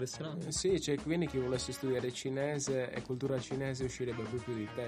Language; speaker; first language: Italian; native; Italian